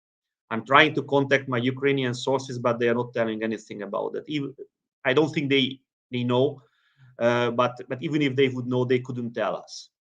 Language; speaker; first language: English; non-native, fluent; Hungarian